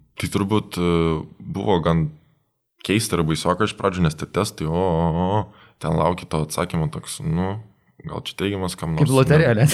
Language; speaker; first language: Lithuanian; native; Lithuanian